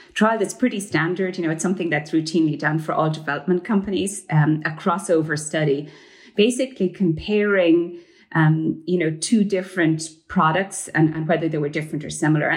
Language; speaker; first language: English; native; English